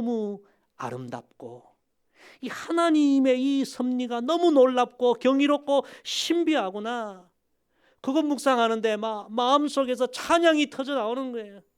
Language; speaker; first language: Korean; native; Korean